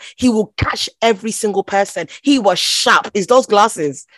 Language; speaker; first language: English; non-native, local second language; Akan